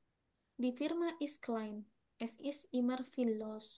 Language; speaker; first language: German; non-native, fluent; Indonesian